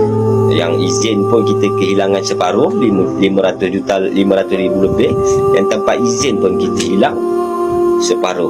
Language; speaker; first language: Malay; native; Malay